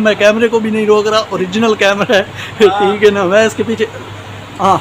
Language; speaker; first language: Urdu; non-native, local second language; Punjabi